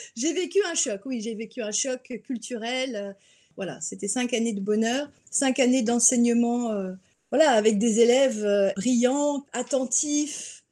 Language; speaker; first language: French; native; French